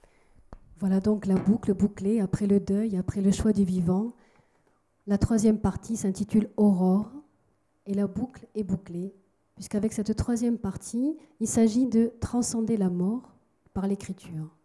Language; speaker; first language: French; native; French